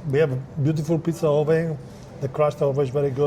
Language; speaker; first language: English; non-native, fluent; Italian